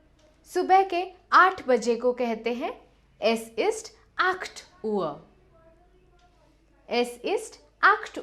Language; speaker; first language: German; non-native, fluent; Hindi